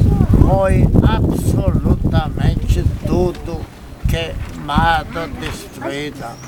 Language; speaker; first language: Portuguese; non-native, fluent; Polish